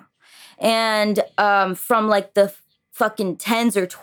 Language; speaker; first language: English; early bilingual, other home language; French